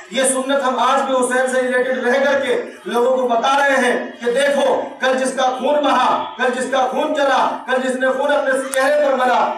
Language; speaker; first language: Urdu; native; Urdu